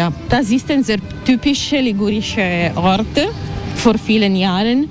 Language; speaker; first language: German; non-native, learner; Italian